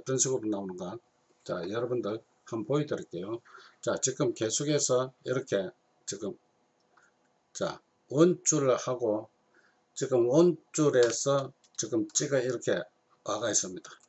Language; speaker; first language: Korean; native; Korean